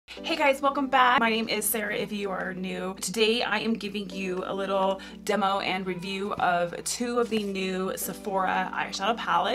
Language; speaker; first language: English; native; English